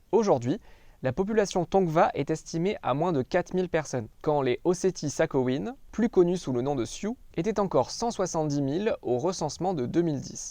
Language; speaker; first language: French; native; French